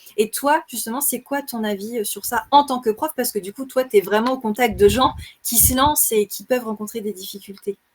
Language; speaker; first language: French; native; French